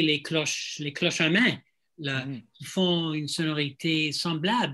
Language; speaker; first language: French; non-native, fluent; English